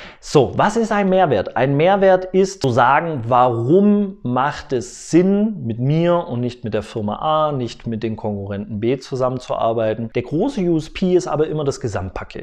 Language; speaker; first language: German; native; German